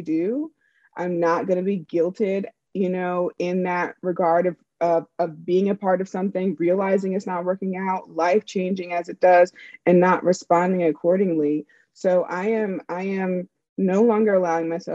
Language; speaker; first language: English; native; English